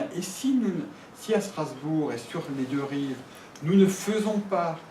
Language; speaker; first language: French; native; French